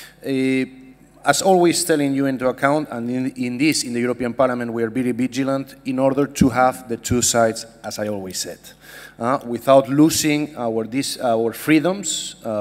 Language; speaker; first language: English; non-native, fluent; Spanish